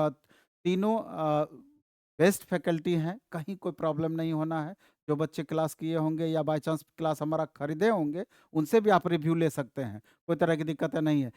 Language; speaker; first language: Hindi; native; Hindi